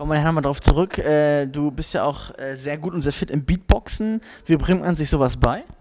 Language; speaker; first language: German; native; German